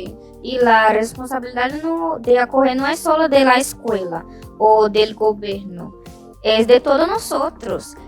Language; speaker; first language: Spanish; non-native, learner; Portuguese